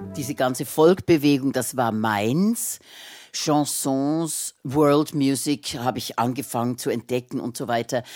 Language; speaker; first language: German; native; German